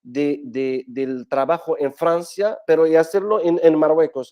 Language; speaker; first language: Spanish; non-native, fluent; Arabic